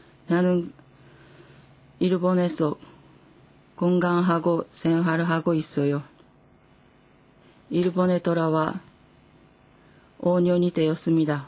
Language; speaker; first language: Korean; non-native, learner; Japanese